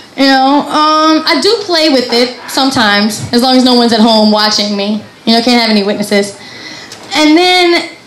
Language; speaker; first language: English; native; English